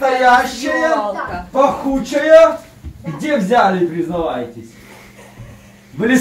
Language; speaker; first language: Russian; native; Russian